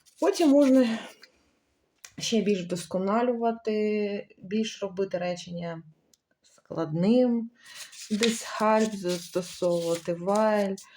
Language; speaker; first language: Ukrainian; native; Ukrainian